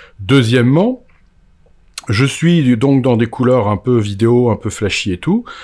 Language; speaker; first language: French; native; French